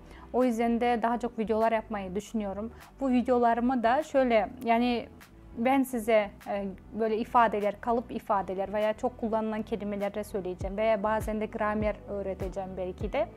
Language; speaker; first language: Turkish; non-native, fluent; Kazakh